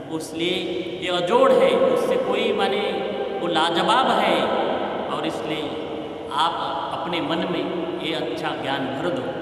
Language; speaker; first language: Hindi; non-native, local second language; Marathi